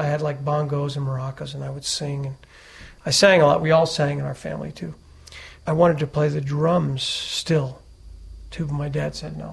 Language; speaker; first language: English; native; English